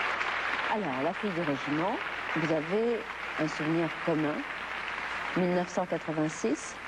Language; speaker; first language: French; native; French